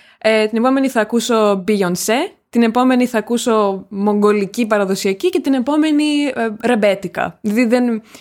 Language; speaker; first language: Greek; native; Greek